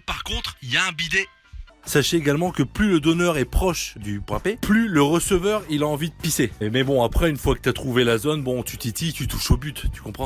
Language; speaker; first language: French; native; French